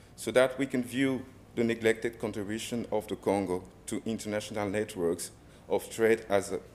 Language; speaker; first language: English; non-native, fluent; French